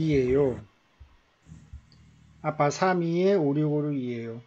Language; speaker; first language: Korean; native; Korean